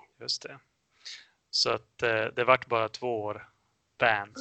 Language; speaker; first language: Swedish; early bilingual, other home language; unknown